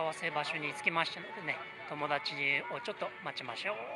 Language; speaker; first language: Japanese; native; Japanese